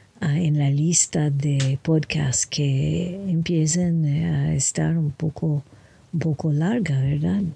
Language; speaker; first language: Spanish; non-native, fluent; French